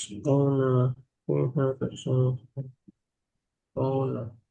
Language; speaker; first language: Arabic; non-native, learner; Indonesian